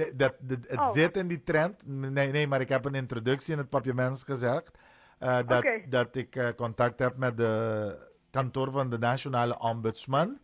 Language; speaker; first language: Dutch; non-native, local second language; Papiamento